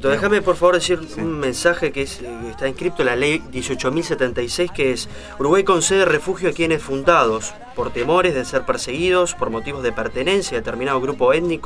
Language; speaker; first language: Spanish; native; Spanish